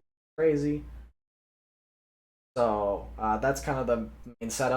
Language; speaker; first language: English; native; English